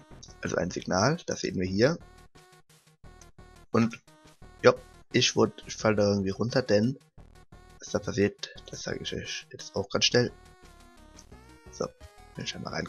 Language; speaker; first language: German; native; German